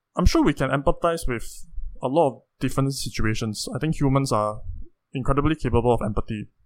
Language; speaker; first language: English; native; English